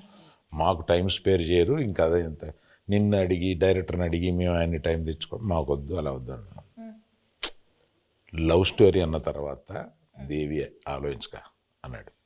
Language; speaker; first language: Telugu; native; Telugu